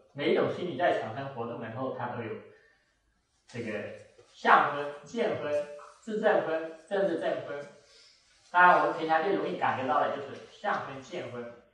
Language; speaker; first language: Chinese; native; Chinese